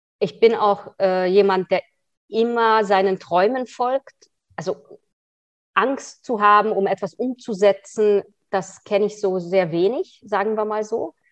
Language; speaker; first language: German; early bilingual, other home language; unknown